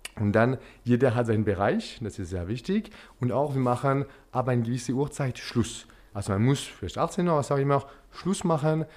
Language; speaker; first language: German; non-native, local second language; French